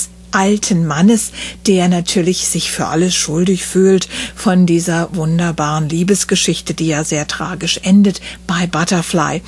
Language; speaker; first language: German; native; German